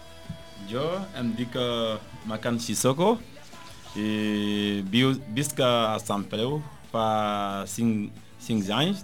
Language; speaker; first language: Catalan; non-native, learner; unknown